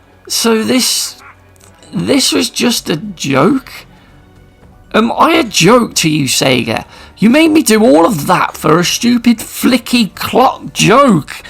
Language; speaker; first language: English; native; English